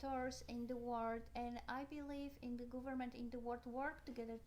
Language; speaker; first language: English; non-native, learner; Polish